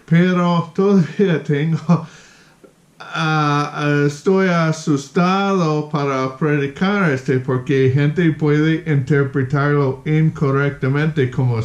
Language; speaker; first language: Spanish; non-native, fluent; English